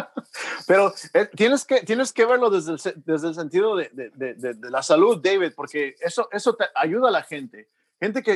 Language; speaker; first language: Spanish; early bilingual, heritage; Spanish